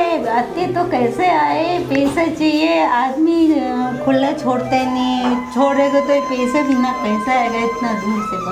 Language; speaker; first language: Hindi; early bilingual, other home language; Nepali